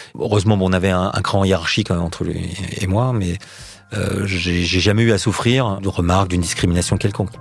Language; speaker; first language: French; native; French